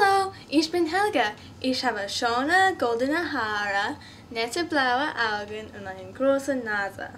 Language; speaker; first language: German; non-native, learner; English